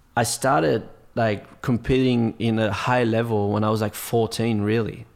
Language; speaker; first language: English; non-native, fluent; French